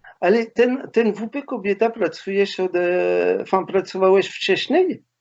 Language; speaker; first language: Polish; non-native, learner; French